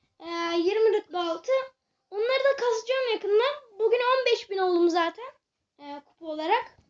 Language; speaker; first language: Turkish; native; Turkish